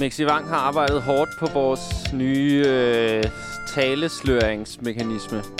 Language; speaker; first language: Danish; native; Danish